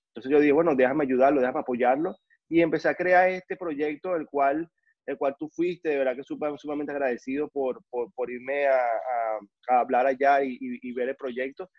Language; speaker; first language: Spanish; native; Spanish